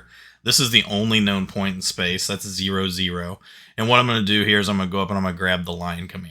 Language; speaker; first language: English; native; English